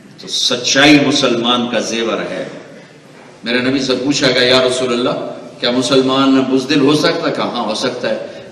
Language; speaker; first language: Urdu; non-native, local second language; Punjabi